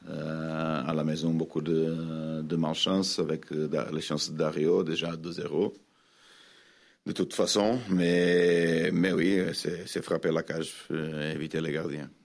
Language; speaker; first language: French; non-native, fluent; Portuguese